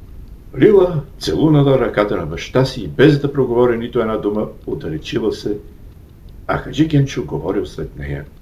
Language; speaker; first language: Bulgarian; native; Bulgarian